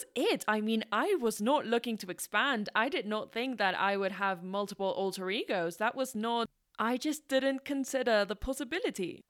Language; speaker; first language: English; non-native, fluent; Spanish